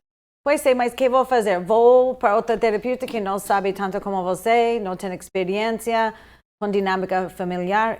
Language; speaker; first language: Portuguese; non-native, fluent; English